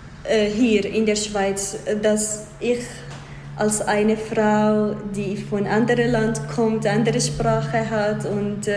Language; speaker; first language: German; non-native, fluent; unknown